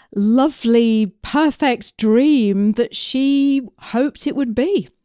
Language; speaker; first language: English; native; English